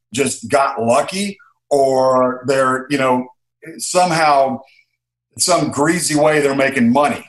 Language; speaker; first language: English; native; English